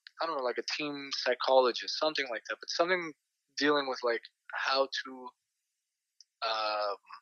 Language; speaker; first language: English; native; English